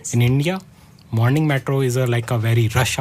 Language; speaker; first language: English; non-native, learner; Hindi